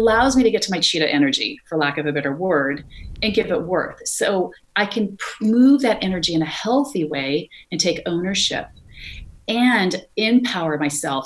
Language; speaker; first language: English; native; English